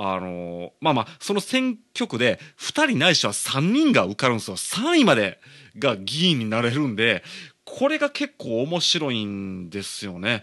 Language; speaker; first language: Japanese; native; Japanese